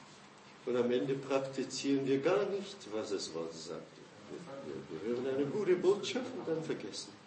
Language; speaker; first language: German; non-native, fluent; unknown